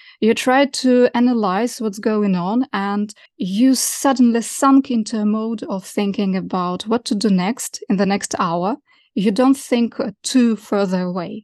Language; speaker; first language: English; non-native, fluent; Russian